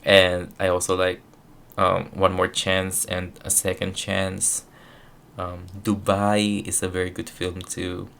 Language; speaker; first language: English; non-native, local second language; Filipino